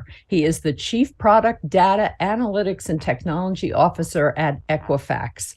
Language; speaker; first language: English; native; English